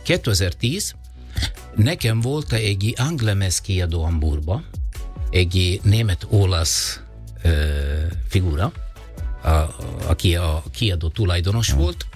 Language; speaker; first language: Hungarian; non-native, learner; Italian